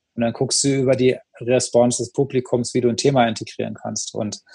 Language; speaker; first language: German; native; German